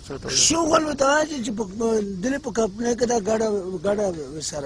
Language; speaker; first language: Arabic; non-native, learner; Pashto